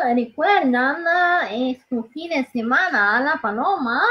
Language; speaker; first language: Spanish; non-native, learner; Italian